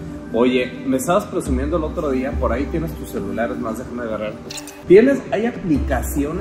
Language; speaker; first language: Spanish; native; Spanish